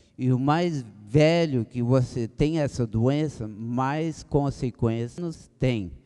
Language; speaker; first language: Portuguese; early bilingual, other home language; English